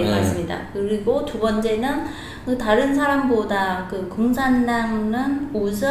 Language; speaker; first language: Korean; non-native, learner; Vietnamese